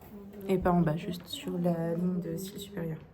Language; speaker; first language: French; native; French